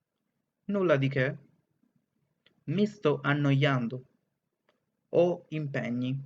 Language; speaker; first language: Italian; non-native, fluent; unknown